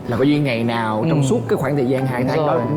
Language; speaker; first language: Vietnamese; native; Vietnamese